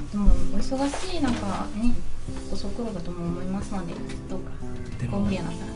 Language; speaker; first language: Japanese; native; Japanese